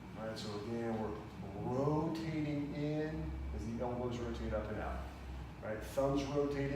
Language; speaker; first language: English; native; English